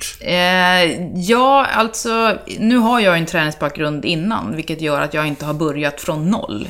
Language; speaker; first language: Swedish; native; Swedish